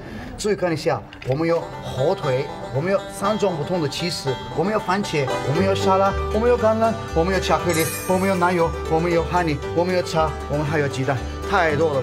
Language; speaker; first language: Chinese; non-native, fluent; Turkish